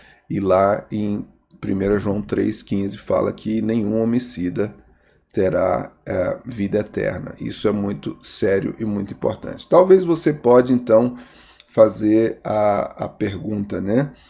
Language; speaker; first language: Portuguese; native; Portuguese